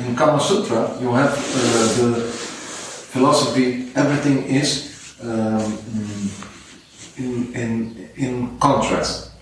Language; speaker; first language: English; non-native, fluent; Dutch